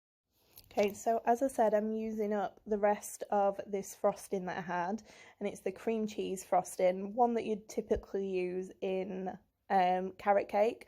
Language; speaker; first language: English; native; English